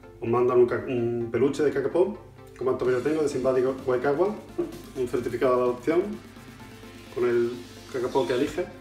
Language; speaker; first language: Spanish; native; Spanish